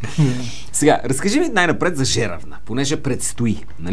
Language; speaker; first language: Bulgarian; native; Bulgarian